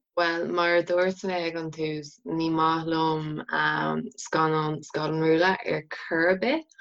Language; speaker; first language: Irish; native; Irish